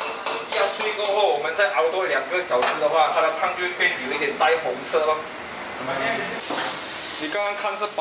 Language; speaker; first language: Chinese; native; Chinese